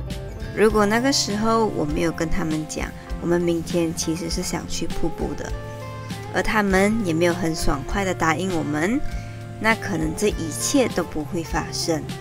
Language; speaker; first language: Chinese; native; Chinese